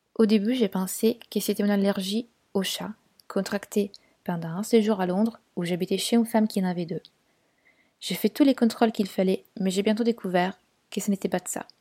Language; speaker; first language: French; non-native, fluent; Italian